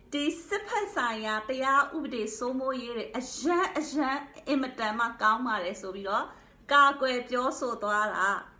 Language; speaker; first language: Burmese; non-native, local second language; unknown